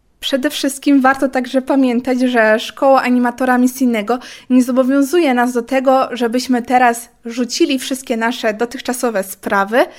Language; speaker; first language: Polish; native; Polish